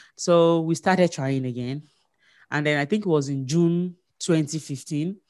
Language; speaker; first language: English; non-native, local second language; Yoruba